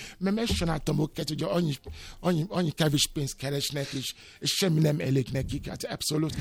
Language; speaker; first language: Hungarian; non-native, learner; Yoruba